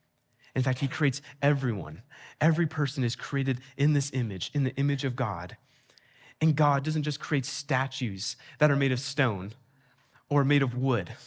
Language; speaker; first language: English; native; English